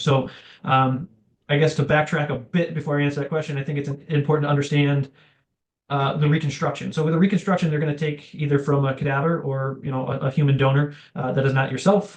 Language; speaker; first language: English; native; English